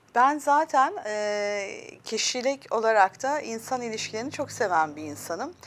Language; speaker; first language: Turkish; early bilingual, heritage; Turkish